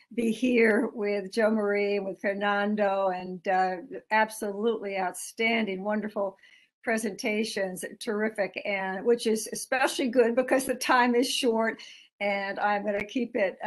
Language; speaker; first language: English; native; English